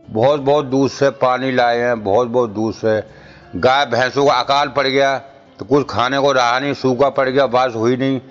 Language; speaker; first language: Hindi; native; Hindi